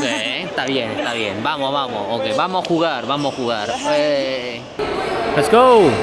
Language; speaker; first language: Spanish; non-native, fluent; Indonesian